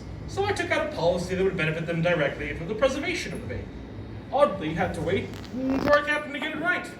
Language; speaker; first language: English; native; English